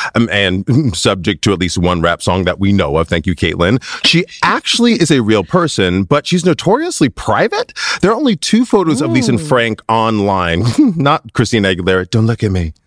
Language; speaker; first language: English; native; English